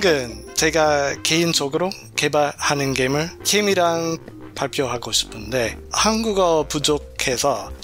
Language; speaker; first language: Korean; non-native, learner; English